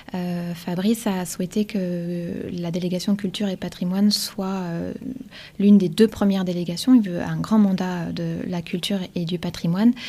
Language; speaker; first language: French; native; French